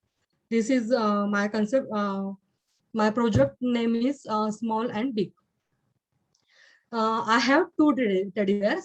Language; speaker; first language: English; non-native, learner; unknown